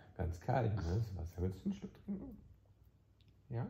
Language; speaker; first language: German; native; German